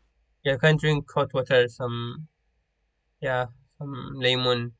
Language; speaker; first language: English; non-native, learner; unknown